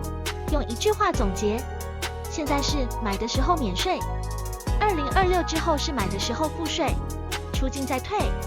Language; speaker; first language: Chinese; native; Chinese